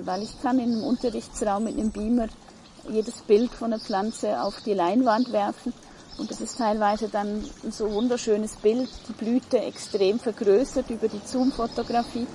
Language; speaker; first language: German; native; German